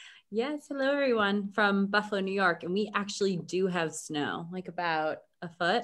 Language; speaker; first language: English; native; English